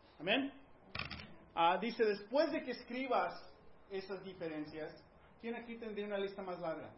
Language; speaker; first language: Spanish; early bilingual, heritage; Spanish